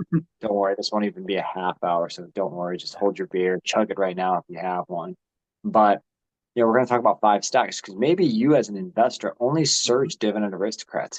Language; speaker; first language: English; native; English